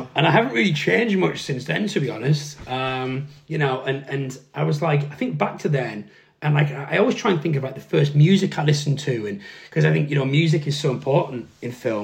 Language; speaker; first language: English; native; English